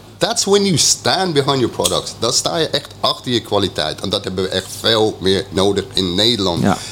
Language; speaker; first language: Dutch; non-native, fluent; English